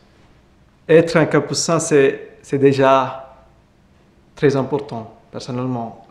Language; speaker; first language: French; non-native, fluent; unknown